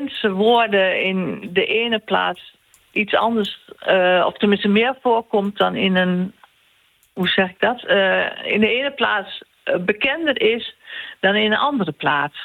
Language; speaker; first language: Dutch; native; Dutch